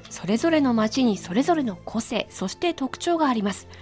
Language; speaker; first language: Japanese; native; Japanese